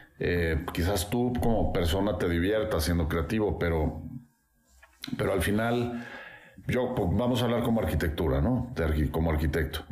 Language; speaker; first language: Spanish; native; Spanish